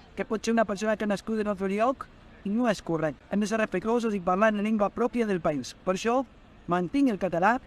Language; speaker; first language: Catalan; non-native, fluent; Spanish